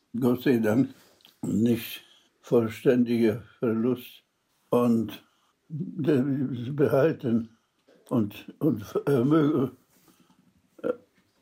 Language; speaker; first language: German; non-native, fluent; Polish